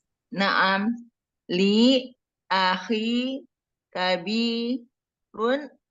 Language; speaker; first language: Arabic; non-native, learner; Indonesian